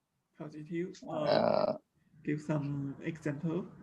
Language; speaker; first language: English; non-native, local second language; Chinese